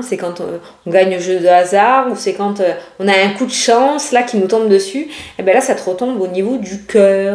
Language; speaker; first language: French; native; French